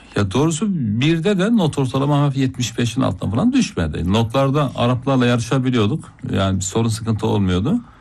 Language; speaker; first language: Turkish; non-native, local second language; Zaza